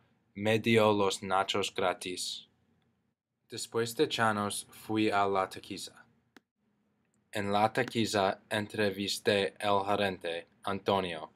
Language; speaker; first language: Spanish; non-native, learner; English